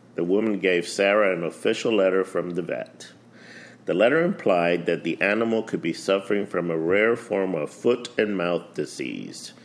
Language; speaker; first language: English; early bilingual, other home language; Spanish